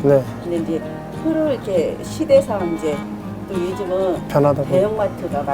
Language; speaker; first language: Korean; native; Korean